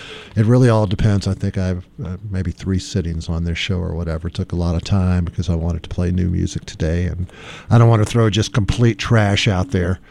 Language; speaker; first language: English; native; English